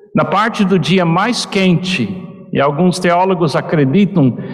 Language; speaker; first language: Portuguese; non-native, fluent; English